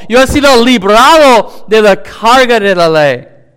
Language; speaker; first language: Spanish; non-native, fluent; English